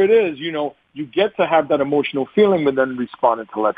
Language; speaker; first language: English; native; English